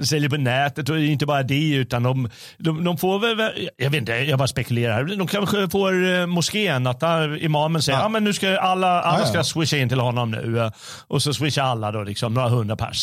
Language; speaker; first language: Swedish; native; Swedish